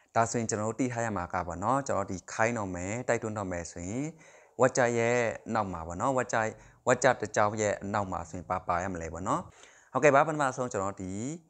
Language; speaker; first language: Burmese; non-native, local second language; Shan